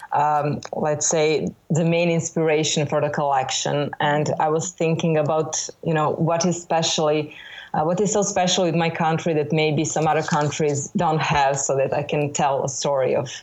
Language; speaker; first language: English; non-native, fluent; Serbian